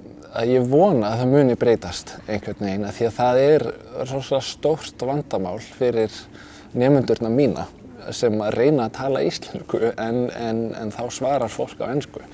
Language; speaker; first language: Icelandic; non-native, fluent; Danish